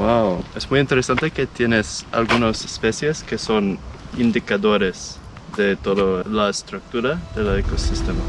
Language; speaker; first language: Spanish; non-native, learner; English